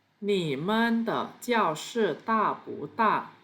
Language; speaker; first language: Chinese; non-native, fluent; Thai